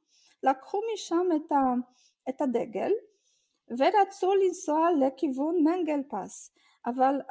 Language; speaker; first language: Hebrew; non-native, fluent; Russian